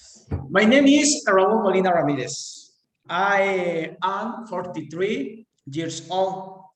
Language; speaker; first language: English; non-native, learner; Spanish